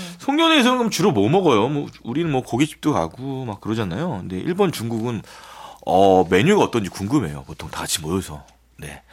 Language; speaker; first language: Korean; native; Korean